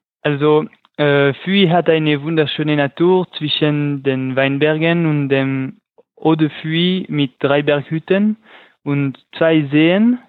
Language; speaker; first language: German; non-native, local second language; French